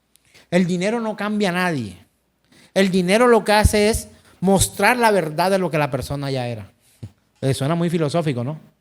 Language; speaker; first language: Spanish; native; Spanish